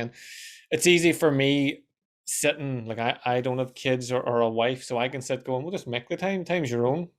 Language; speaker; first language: English; native; English